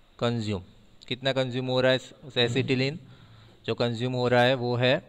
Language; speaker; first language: Hindi; non-native, local second language; Gujarati